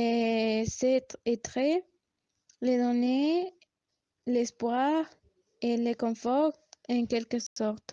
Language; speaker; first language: French; non-native, learner; Spanish